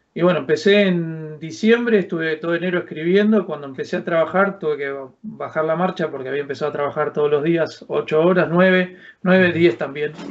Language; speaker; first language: Spanish; native; Spanish